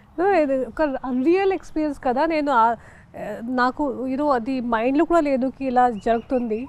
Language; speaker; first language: Telugu; non-native, fluent; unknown